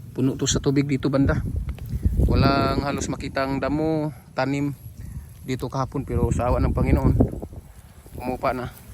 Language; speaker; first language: Filipino; native; Filipino